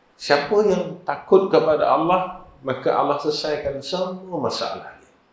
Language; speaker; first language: Malay; native; Malay